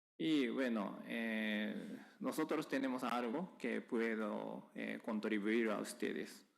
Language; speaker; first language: Spanish; non-native, fluent; Japanese